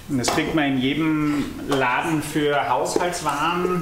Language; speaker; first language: German; native; German